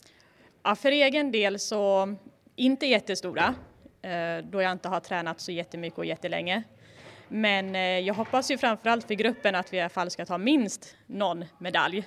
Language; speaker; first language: Swedish; native; Swedish